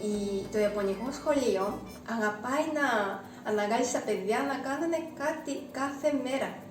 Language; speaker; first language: Greek; non-native, fluent; Japanese